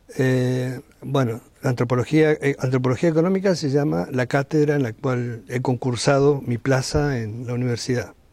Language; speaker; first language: Spanish; native; Spanish